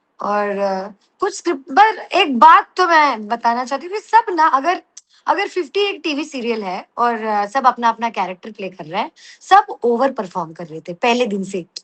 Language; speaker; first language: Hindi; non-native, local second language; Telugu